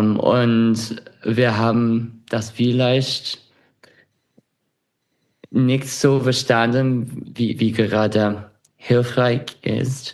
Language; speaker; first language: German; non-native, fluent; English